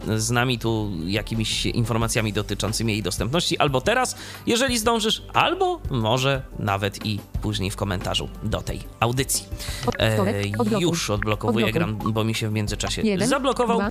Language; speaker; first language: Polish; native; Polish